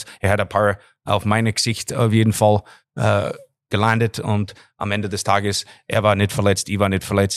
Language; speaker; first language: German; non-native, learner; English